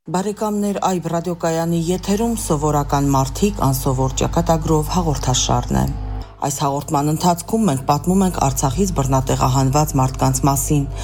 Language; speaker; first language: Armenian; native; Armenian